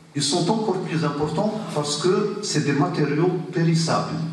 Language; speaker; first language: French; non-native, local second language; Arabic